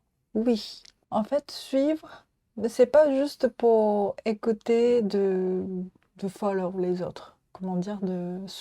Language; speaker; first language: French; non-native, learner; Japanese